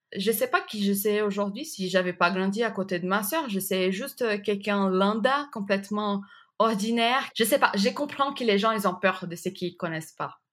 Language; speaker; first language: French; non-native, fluent; Portuguese